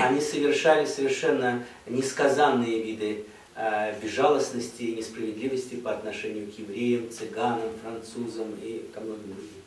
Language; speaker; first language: Russian; native; Russian